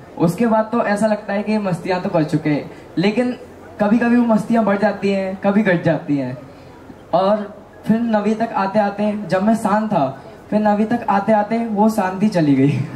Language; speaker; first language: Hindi; native; Hindi